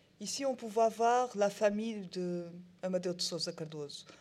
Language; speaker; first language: French; non-native, learner; Portuguese